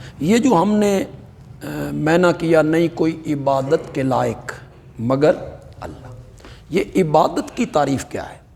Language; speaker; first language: Urdu; non-native, local second language; Punjabi